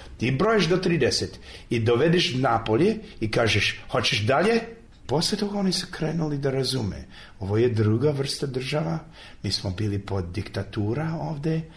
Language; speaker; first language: Serbian; early bilingual, heritage; Serbian